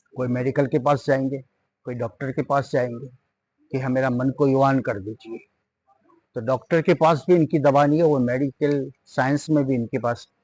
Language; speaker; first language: Hindi; non-native, local second language; Gujarati